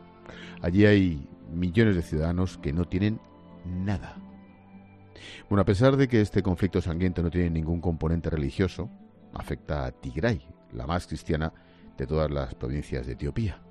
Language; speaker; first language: Spanish; native; Spanish